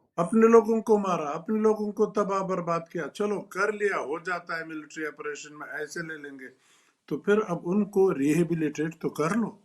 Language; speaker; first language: Urdu; non-native, local second language; Pashto